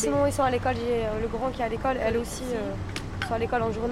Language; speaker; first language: French; native; French